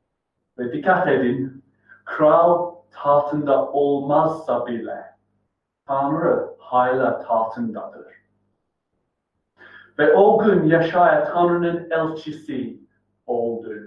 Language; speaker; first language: Turkish; non-native, fluent; English